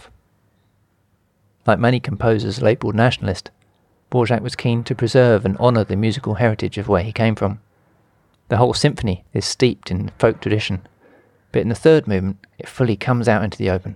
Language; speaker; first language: English; native; English